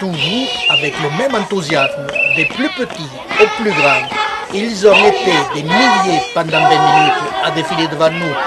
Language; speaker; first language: French; native; French